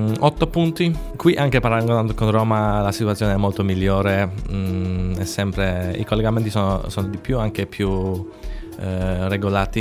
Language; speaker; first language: Italian; non-native, fluent; Polish